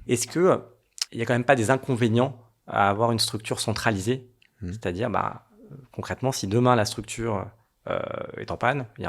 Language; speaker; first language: French; native; French